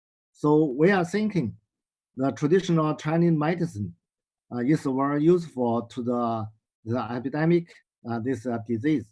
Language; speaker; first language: English; non-native, learner; Chinese